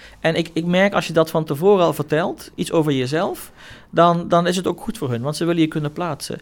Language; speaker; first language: Dutch; early bilingual, other home language; Turkish